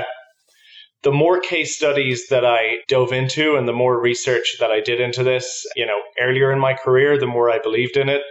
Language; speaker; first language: English; native; English